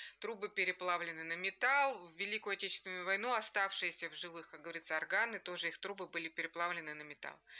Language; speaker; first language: Russian; native; Russian